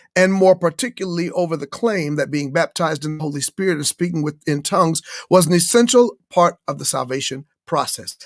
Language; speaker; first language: English; native; English